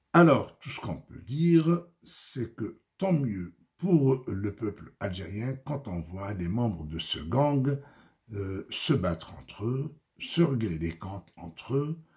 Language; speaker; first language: French; non-native, local second language; Arabic